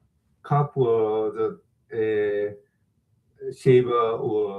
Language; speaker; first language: English; non-native, learner; Japanese